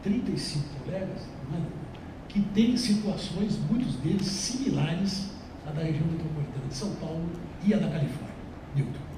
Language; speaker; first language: Portuguese; native; Portuguese